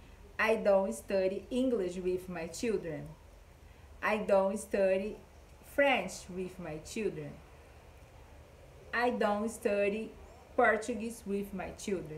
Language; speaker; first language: English; non-native, fluent; Portuguese